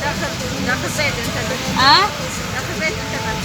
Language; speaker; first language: Arabic; non-native, learner; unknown